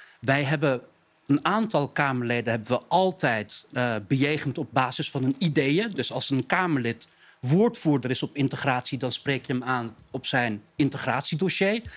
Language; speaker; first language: Dutch; non-native, local second language; Turkish